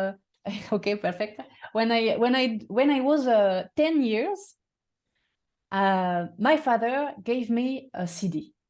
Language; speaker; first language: English; non-native, fluent; French